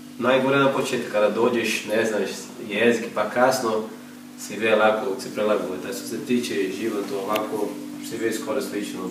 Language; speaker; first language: Croatian; non-native, learner; Portuguese